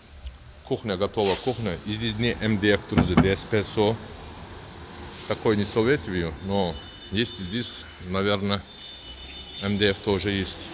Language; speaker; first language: Russian; non-native, learner; Turkish